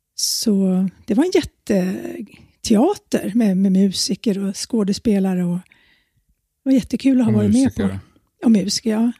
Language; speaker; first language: Swedish; native; Swedish